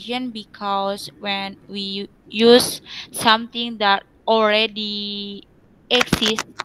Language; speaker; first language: English; non-native, learner; Indonesian